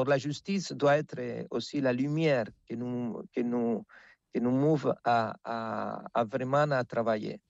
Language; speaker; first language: French; non-native, fluent; Spanish